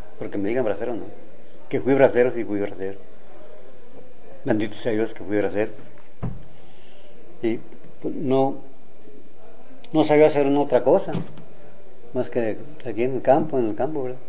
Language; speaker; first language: Spanish; native; Spanish